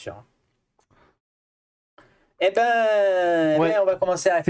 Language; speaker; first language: French; native; French